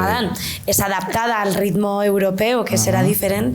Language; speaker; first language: Spanish; native; Spanish